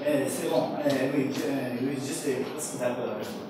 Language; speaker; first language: French; non-native, learner; Japanese